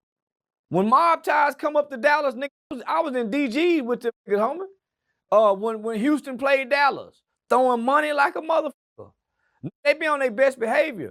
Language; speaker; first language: English; native; English